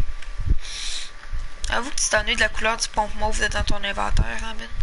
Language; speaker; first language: French; native; French